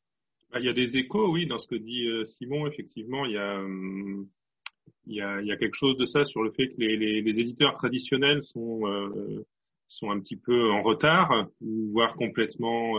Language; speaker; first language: French; native; French